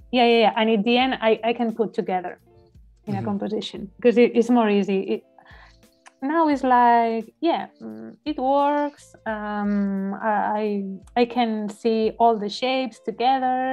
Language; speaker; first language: English; non-native, learner; Spanish